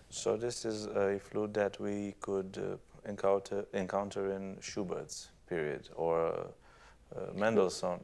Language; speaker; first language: English; non-native, fluent; Romanian